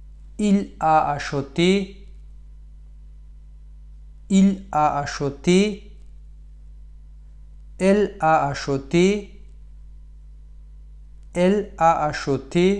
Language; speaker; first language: French; non-native, fluent; Pashto